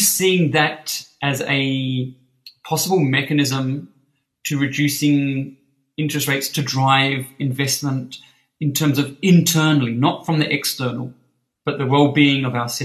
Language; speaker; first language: English; native; English